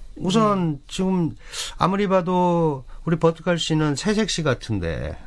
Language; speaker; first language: Korean; native; Korean